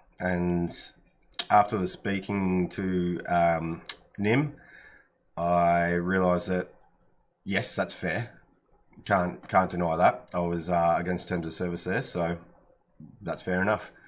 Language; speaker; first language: English; native; English